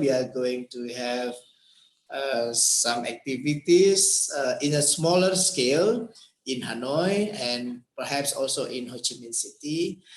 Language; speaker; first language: English; non-native, fluent; Indonesian